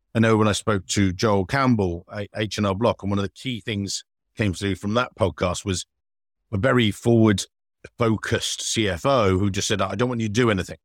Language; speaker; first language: English; native; English